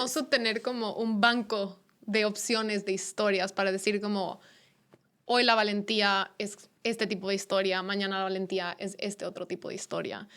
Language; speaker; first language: Spanish; native; Spanish